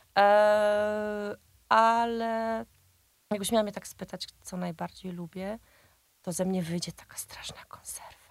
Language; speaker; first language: Polish; native; Polish